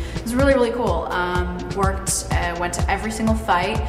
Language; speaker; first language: English; native; English